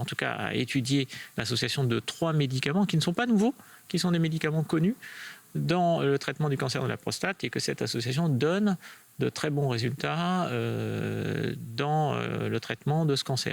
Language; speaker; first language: French; native; French